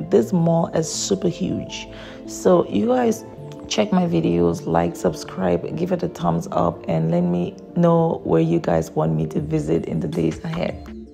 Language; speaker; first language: English; native; English